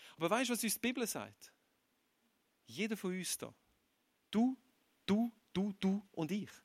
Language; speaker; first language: German; native; German